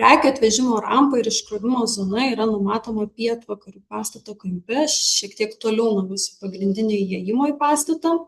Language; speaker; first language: Lithuanian; native; Lithuanian